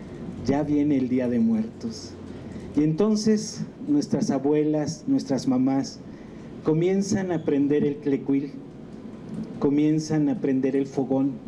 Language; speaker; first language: Spanish; native; Spanish